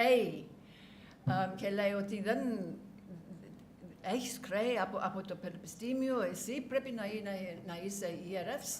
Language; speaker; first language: Greek; non-native, learner; English